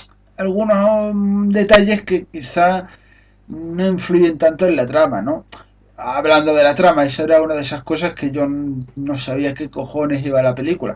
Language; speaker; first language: Spanish; native; Spanish